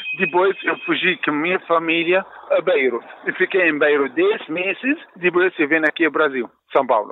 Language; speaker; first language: Portuguese; non-native, learner; Arabic